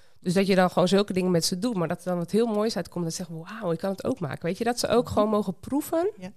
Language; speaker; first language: Dutch; native; Dutch